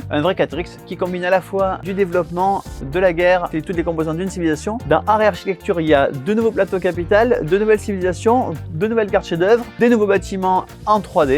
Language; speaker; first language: French; native; French